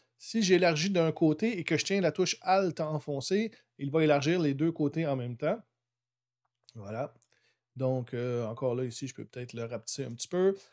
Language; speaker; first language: French; native; French